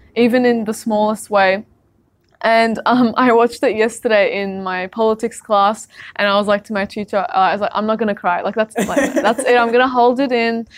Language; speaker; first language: English; early bilingual, other home language; Arabic